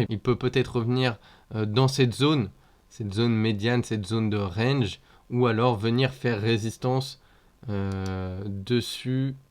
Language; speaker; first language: French; native; French